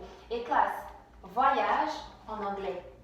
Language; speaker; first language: French; non-native, fluent; English